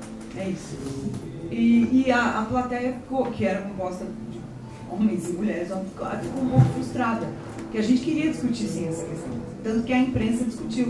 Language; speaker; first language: Portuguese; native; Portuguese